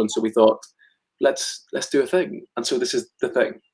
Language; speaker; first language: English; native; English